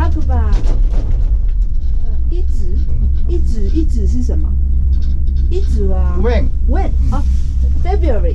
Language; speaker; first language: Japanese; non-native, learner; Chinese